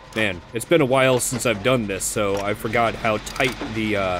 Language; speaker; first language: English; native; English